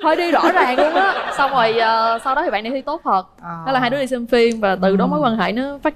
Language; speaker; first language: Vietnamese; native; Vietnamese